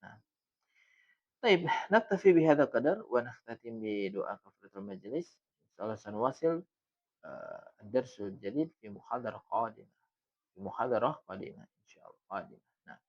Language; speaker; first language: Arabic; non-native, fluent; Indonesian